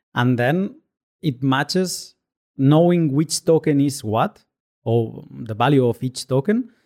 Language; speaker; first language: English; non-native, fluent; Spanish